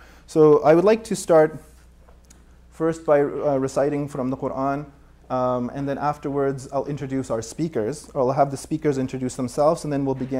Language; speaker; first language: English; native; English